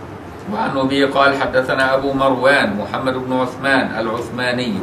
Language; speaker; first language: Arabic; native; Arabic